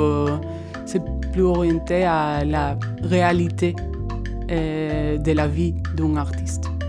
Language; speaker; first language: French; non-native, fluent; Spanish